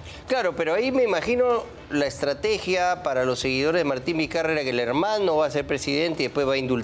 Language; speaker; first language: Spanish; native; Spanish